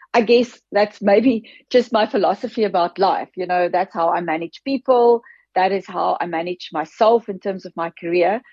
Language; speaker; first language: English; non-native, local second language; Afrikaans